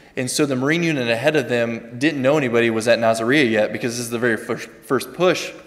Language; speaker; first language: English; native; English